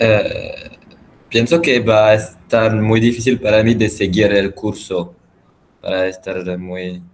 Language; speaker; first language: Spanish; non-native, learner; French